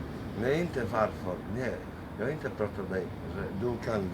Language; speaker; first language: Swedish; non-native, learner; Polish